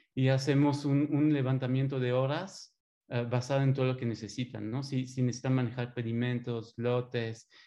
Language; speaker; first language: Spanish; non-native, fluent; French